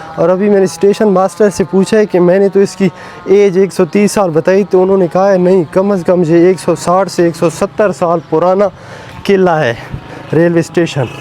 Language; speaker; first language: Urdu; non-native, local second language; Saraiki